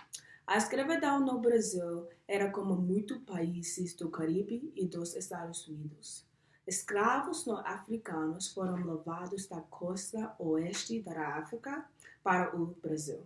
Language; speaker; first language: Portuguese; non-native, learner; English